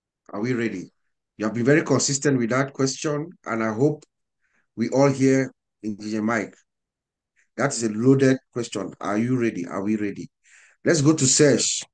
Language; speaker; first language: English; native; English